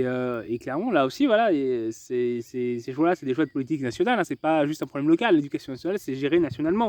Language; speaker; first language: French; native; French